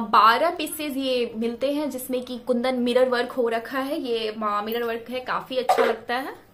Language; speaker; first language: Hindi; native; Hindi